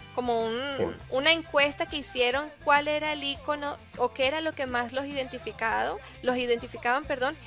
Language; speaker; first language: Spanish; native; Spanish